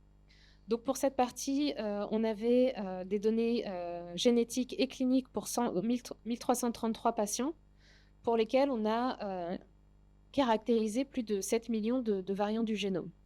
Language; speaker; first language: French; native; French